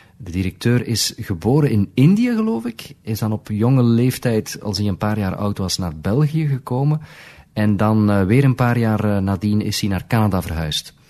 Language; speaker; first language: Dutch; native; Dutch